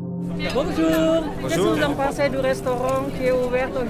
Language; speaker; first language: French; non-native, fluent; Indonesian